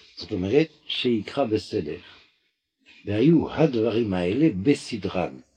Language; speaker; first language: Hebrew; non-native, fluent; French